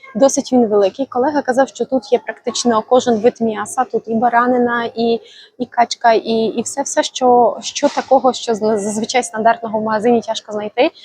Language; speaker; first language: Ukrainian; native; Ukrainian